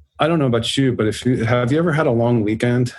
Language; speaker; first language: English; native; English